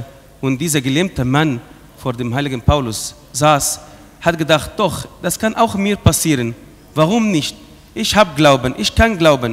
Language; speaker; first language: German; non-native, fluent; Arabic